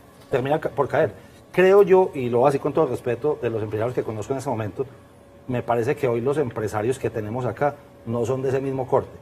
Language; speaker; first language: Spanish; native; Spanish